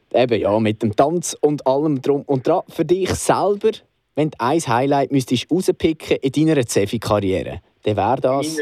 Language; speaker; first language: German; native; German